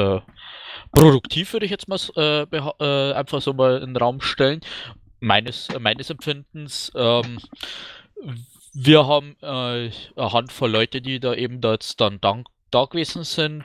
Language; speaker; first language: German; native; German